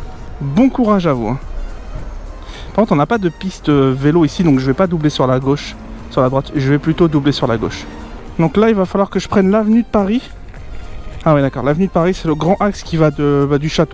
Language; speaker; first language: French; native; French